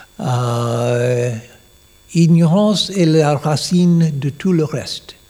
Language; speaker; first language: French; non-native, learner; English